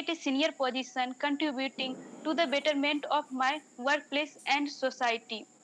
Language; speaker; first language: English; non-native, local second language; Hindi